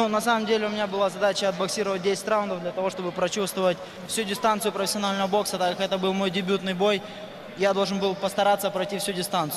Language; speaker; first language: Russian; native; Russian